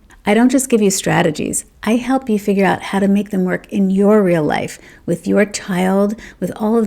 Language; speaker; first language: English; native; English